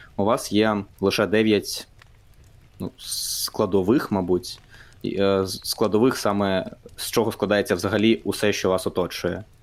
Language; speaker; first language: Ukrainian; non-native, local second language; Russian